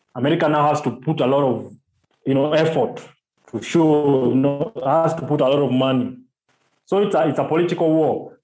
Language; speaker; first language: English; non-native, local second language; Luo (Kenya and Tanzania)